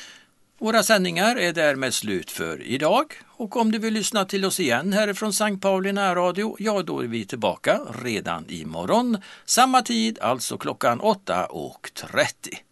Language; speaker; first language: Swedish; native; Swedish